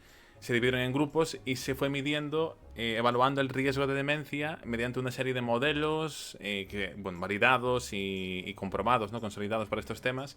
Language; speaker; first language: Spanish; native; Spanish